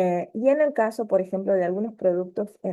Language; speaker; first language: Spanish; native; Spanish